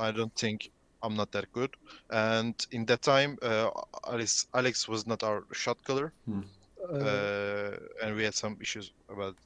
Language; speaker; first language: English; non-native, learner; Turkish